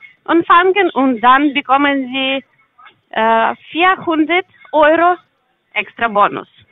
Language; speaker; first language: German; non-native, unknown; Russian